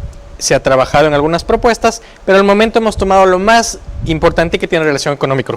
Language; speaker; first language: Spanish; native; Spanish